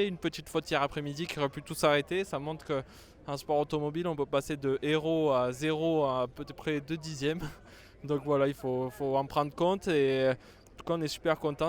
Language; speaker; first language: French; native; French